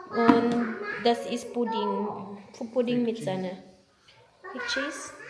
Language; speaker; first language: German; non-native, learner; Filipino